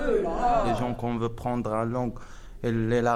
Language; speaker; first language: French; non-native, learner; Arabic